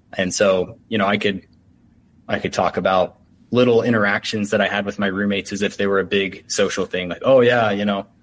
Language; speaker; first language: English; native; English